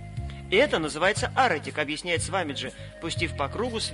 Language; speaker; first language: Russian; native; Russian